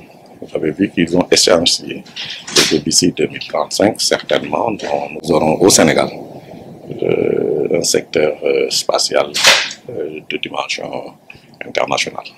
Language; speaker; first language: French; non-native, local second language; Wolof